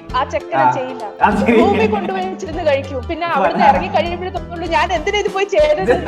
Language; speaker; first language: Malayalam; early bilingual, heritage; Malayalam